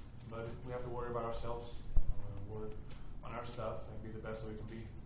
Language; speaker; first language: English; non-native, fluent; Spanish